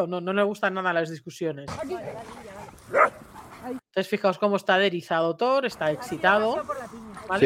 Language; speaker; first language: Spanish; native; Spanish